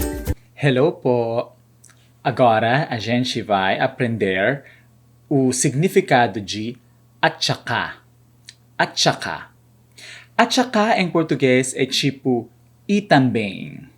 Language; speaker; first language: Portuguese; non-native, fluent; Filipino